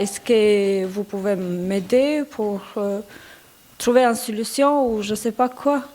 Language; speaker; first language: French; non-native, learner; Albanian